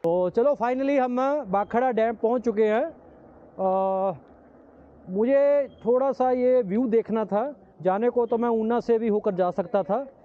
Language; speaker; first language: Hindi; non-native, local second language; Punjabi